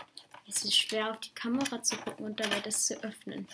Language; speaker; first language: German; native; German